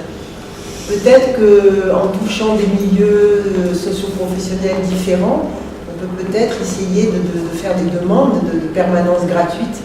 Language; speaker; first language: French; native; French